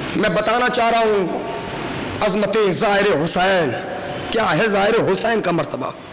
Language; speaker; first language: Urdu; native; Urdu